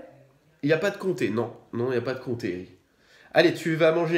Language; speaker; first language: French; native; French